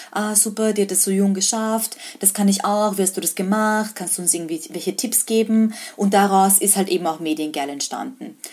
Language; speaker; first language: German; early bilingual, other home language; Serbian